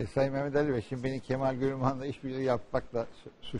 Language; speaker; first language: Turkish; native; Turkish